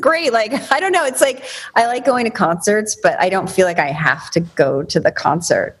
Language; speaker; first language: English; native; English